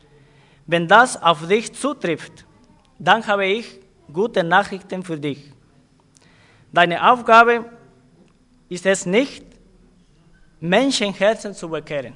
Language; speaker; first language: German; non-native, fluent; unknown